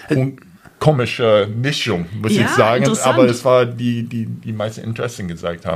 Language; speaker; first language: German; non-native, fluent; English